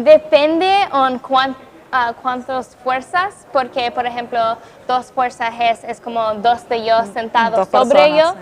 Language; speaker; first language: Spanish; non-native, fluent; English